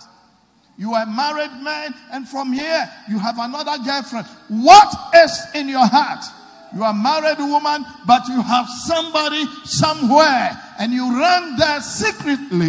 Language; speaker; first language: English; non-native, local second language; Akan